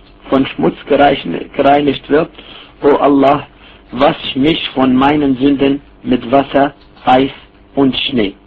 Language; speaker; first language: German; non-native, fluent; Arabic